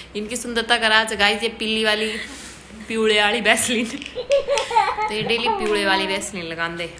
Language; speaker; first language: Hindi; native; Hindi